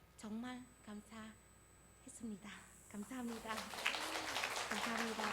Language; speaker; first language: Korean; non-native, fluent; Vietnamese